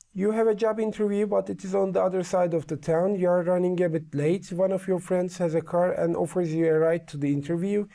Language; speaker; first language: English; non-native, fluent; Turkish